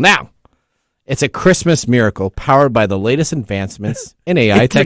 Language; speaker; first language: English; native; English